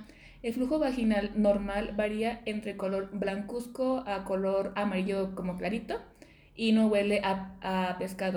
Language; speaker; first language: Spanish; native; Spanish